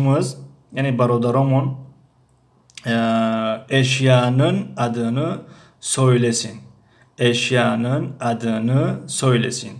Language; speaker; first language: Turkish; non-native, fluent; Tajik